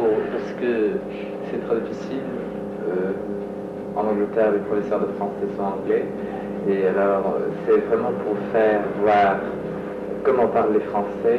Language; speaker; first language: French; non-native, fluent; English